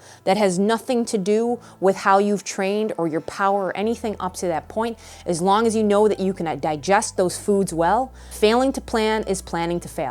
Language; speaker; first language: English; native; English